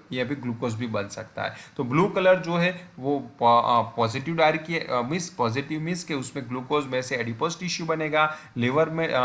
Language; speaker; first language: Hindi; non-native, local second language; Gujarati